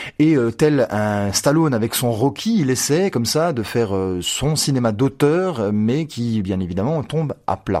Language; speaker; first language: French; native; French